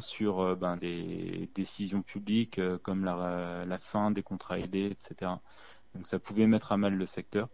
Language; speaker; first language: French; native; French